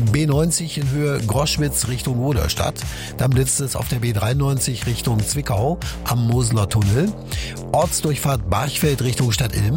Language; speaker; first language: German; native; German